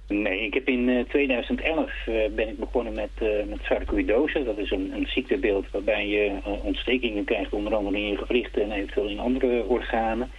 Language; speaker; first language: Dutch; native; Dutch